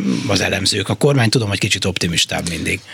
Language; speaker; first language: Hungarian; native; Hungarian